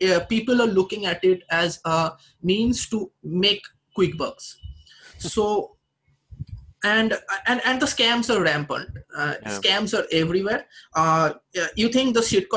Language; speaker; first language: English; non-native, local second language; Bangla